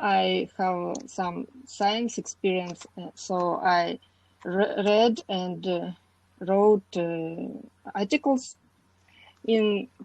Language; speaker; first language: English; non-native, learner; Russian